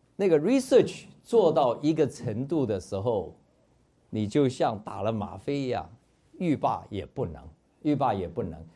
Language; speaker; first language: Chinese; native; Chinese